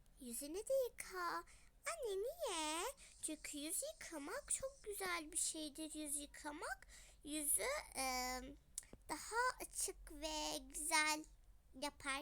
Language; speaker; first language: Turkish; early bilingual, other home language; Arabic